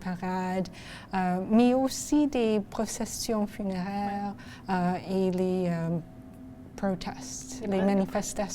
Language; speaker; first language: French; non-native, local second language; English